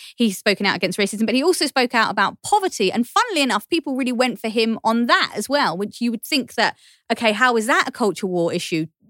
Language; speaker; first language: English; native; English